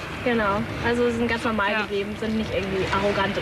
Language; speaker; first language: German; native; German